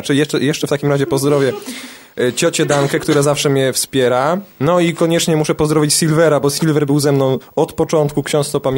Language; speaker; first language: Polish; native; Polish